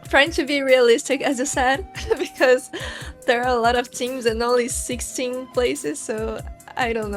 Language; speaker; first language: English; non-native, fluent; Portuguese